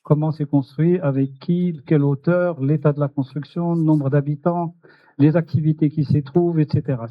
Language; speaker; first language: French; non-native, local second language; Arabic